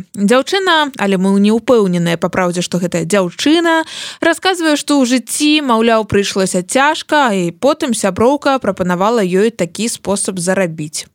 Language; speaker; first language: Belarusian; native; Belarusian